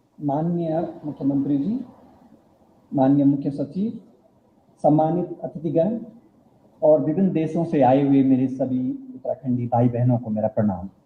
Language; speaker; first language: Hindi; native; Hindi